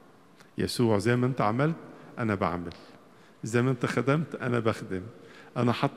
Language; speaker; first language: Arabic; native; Arabic